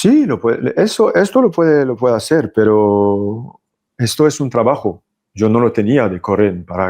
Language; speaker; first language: Spanish; non-native, fluent; French